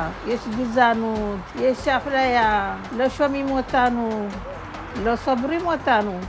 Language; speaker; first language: Hebrew; non-native, learner; Amharic